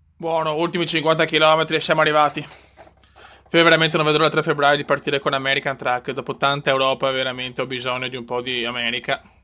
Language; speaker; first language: Italian; native; Italian